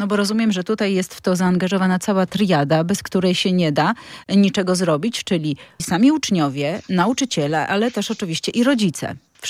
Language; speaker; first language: Polish; native; Polish